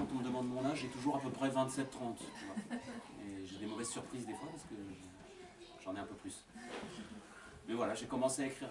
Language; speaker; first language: French; native; French